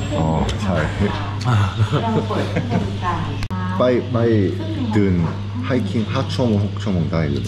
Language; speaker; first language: Thai; non-native, learner; Korean